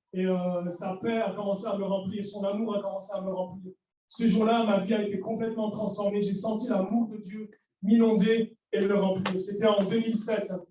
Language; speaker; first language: French; early bilingual, other home language; Arabic